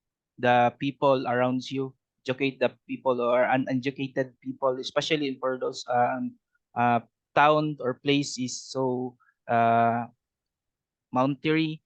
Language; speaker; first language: English; non-native, learner; Cebuano